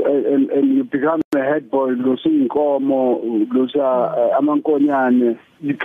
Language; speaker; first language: English; non-native, local second language; Zulu